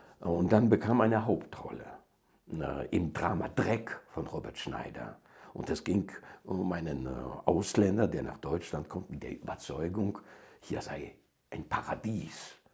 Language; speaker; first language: German; non-native, fluent; Georgian